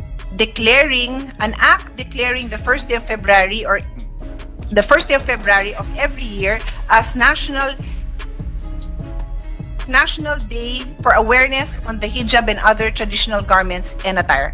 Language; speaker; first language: English; non-native, local second language; Filipino